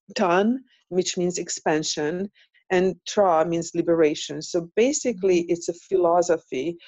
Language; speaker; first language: English; non-native, fluent; Hungarian